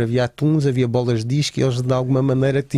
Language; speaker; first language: Portuguese; native; Portuguese